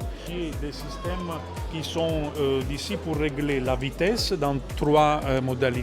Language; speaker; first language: French; non-native, fluent; Italian